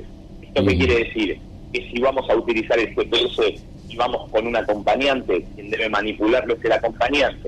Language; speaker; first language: Spanish; native; Spanish